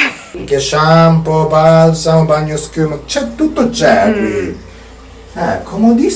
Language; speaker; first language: Italian; non-native, learner; Japanese